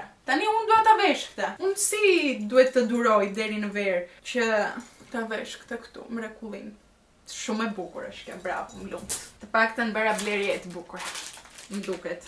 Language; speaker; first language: Albanian; early bilingual, heritage; Albanian